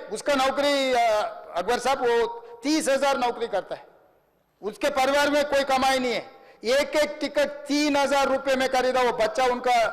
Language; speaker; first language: Hindi; non-native, local second language; Telugu